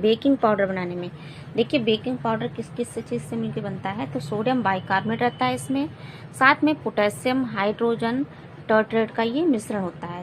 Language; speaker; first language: Hindi; native; Hindi